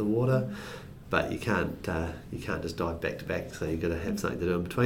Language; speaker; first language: English; native; English